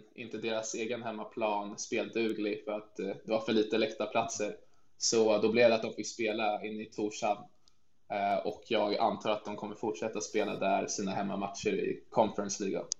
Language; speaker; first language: Swedish; native; Swedish